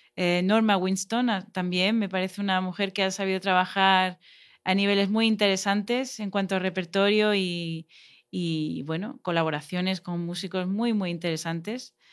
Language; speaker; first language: Spanish; native; Spanish